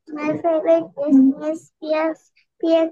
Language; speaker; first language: English; non-native, learner; Bangla